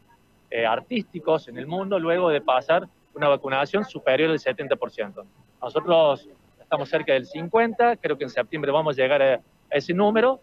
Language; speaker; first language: Spanish; native; Spanish